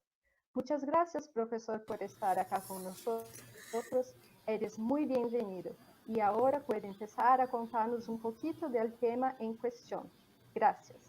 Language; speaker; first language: Spanish; non-native, fluent; Portuguese